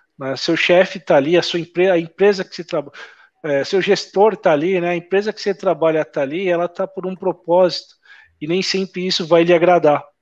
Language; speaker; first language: Portuguese; native; Portuguese